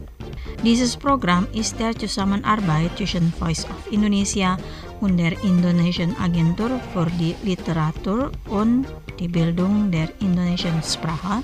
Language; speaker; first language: German; non-native, fluent; Indonesian